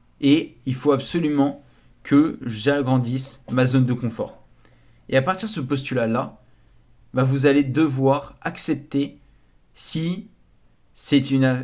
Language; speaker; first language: French; native; French